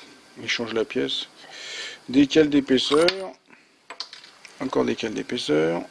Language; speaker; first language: French; native; French